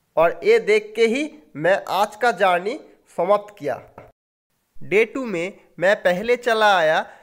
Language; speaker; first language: Hindi; non-native, local second language; Bangla